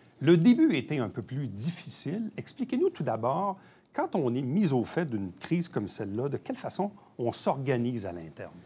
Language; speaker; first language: French; native; French